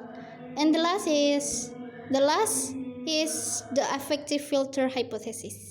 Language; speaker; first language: English; non-native, learner; Indonesian